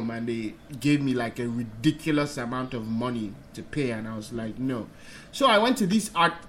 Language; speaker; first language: English; non-native, local second language; Hausa